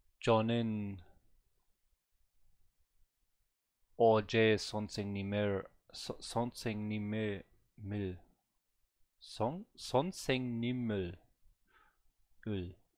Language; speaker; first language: Korean; non-native, learner; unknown